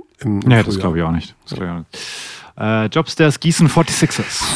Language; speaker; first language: German; native; German